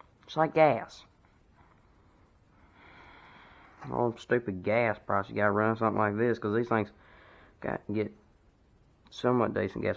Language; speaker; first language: English; native; English